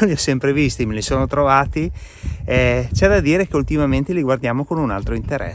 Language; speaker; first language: Italian; native; Italian